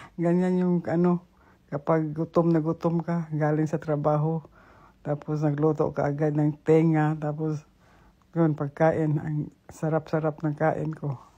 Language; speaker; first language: Filipino; non-native, local second language; Cebuano